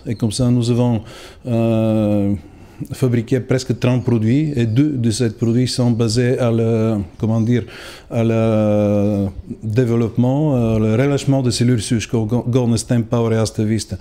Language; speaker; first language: French; non-native, fluent; Bulgarian